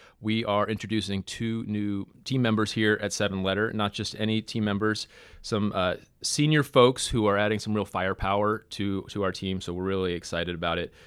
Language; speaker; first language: English; native; English